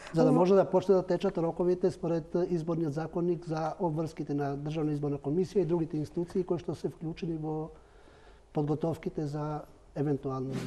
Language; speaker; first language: Macedonian; non-native, local second language; Albanian